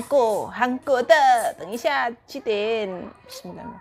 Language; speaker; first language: Chinese; non-native, learner; Indonesian